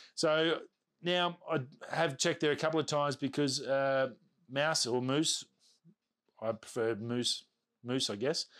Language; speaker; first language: English; native; English